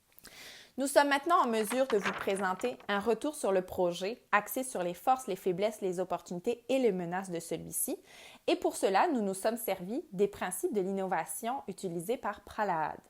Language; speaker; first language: French; native; French